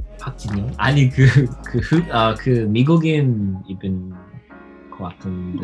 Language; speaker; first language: Korean; non-native, learner; English